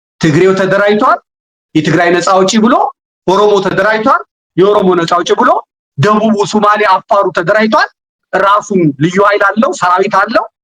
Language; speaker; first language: Amharic; native; Amharic